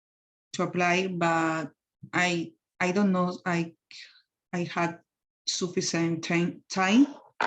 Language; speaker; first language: English; non-native, learner; Spanish